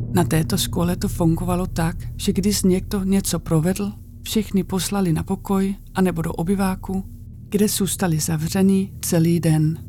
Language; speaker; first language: Czech; non-native, fluent; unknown